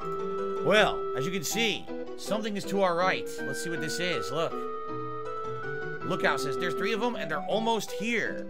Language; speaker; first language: English; native; English